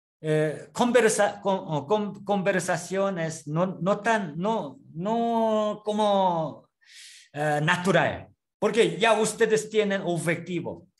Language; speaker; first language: Spanish; non-native, learner; Korean